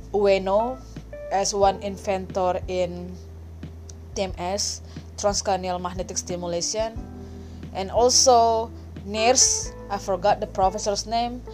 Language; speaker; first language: English; non-native, fluent; Indonesian